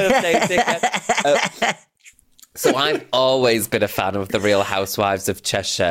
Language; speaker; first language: English; native; English